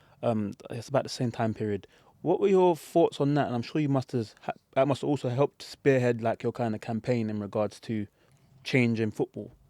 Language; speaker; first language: English; native; English